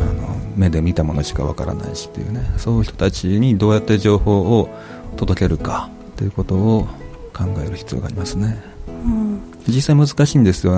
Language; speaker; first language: Japanese; native; Japanese